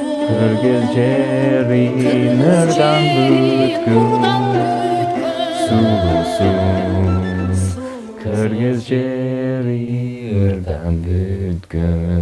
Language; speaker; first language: Kyrgyz; non-native, learner; English